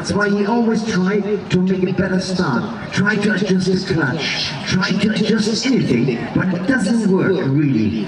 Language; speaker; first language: English; non-native, fluent; German